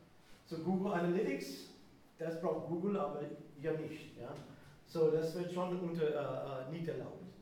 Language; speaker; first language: German; non-native, fluent; English